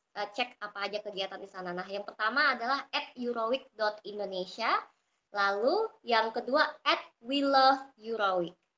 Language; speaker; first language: Indonesian; native; Indonesian